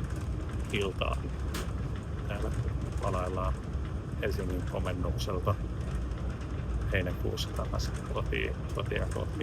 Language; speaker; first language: Finnish; native; Finnish